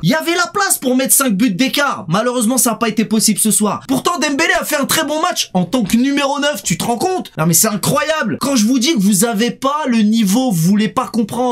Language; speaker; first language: French; native; French